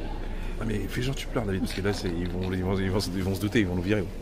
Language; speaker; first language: French; native; French